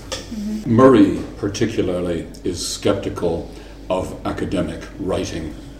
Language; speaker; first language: English; native; English